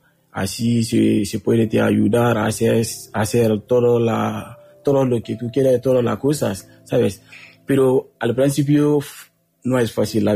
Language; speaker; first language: Spanish; non-native, learner; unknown